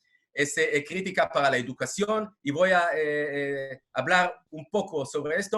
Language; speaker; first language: Spanish; non-native, fluent; Hebrew